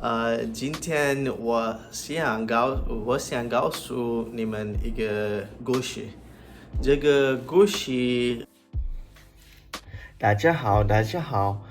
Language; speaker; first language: Chinese; non-native, learner; English